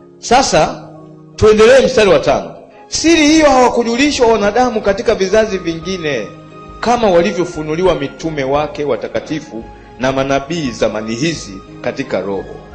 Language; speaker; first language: Swahili; native; Swahili